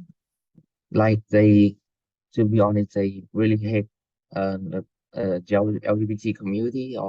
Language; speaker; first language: English; non-native, learner; Vietnamese